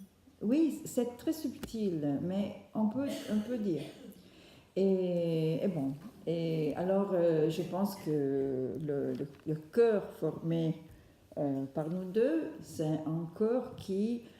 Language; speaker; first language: French; non-native, fluent; Italian